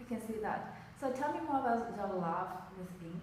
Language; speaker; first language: English; non-native, fluent; Vietnamese